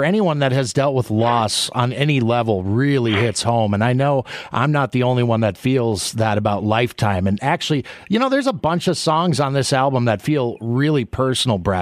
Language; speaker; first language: English; native; English